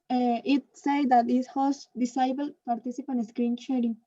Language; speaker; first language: English; non-native, learner; Spanish